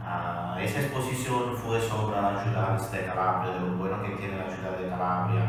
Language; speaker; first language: Spanish; non-native, learner; Italian